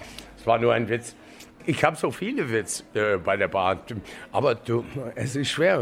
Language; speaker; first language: German; non-native, learner; English